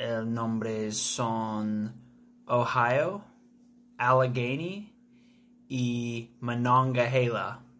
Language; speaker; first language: Spanish; non-native, learner; English